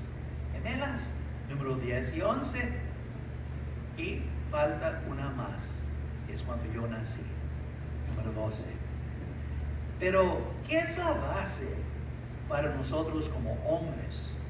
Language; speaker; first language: Spanish; early bilingual, heritage; English